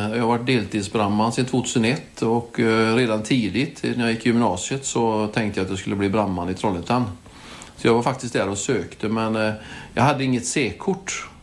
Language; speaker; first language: Swedish; native; Swedish